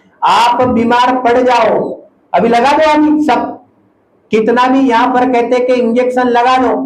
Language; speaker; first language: Hindi; non-native, local second language; Gujarati